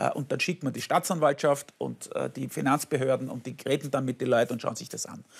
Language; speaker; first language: German; native; German